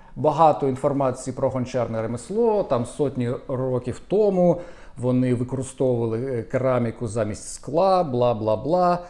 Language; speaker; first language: Ukrainian; non-native, local second language; Russian